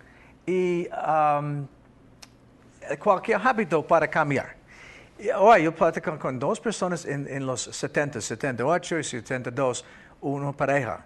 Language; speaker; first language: Spanish; non-native, fluent; English